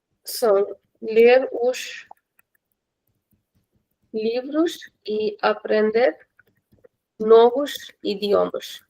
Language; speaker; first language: Portuguese; non-native, fluent; Hindi